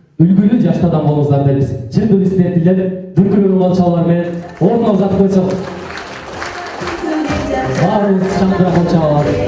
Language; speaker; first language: Kyrgyz; native; Kyrgyz